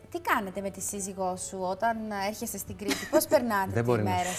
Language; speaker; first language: Greek; native; Greek